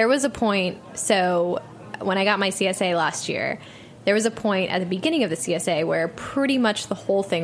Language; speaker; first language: English; native; English